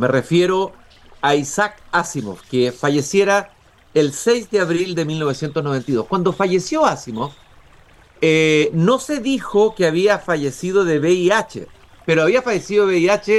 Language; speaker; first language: Spanish; native; Spanish